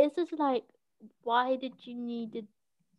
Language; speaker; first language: English; early bilingual, other home language; Cantonese